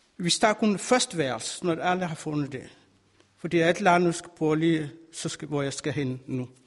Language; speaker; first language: Danish; non-native, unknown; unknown